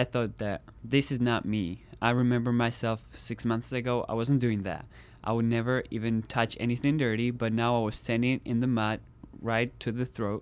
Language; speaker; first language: English; non-native, fluent; Georgian